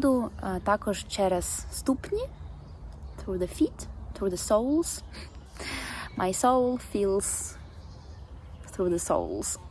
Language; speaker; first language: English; non-native, fluent; Ukrainian